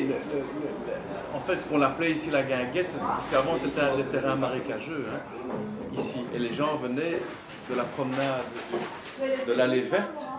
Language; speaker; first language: French; non-native, local second language; Berber languages